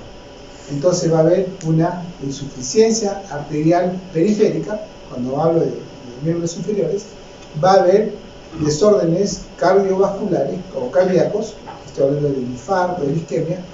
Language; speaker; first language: Spanish; native; Spanish